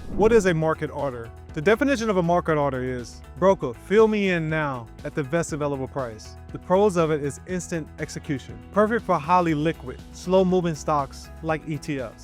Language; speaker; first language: English; native; English